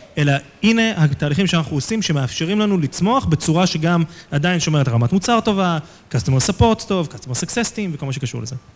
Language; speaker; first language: Hebrew; native; Hebrew